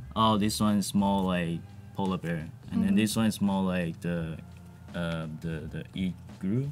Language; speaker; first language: English; non-native, local second language; Cantonese